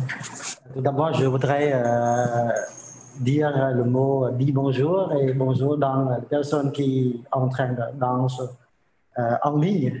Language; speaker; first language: French; non-native, learner; Khmer